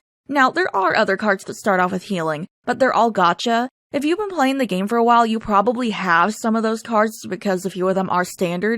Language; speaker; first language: English; native; English